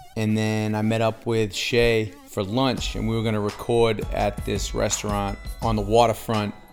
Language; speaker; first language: English; native; English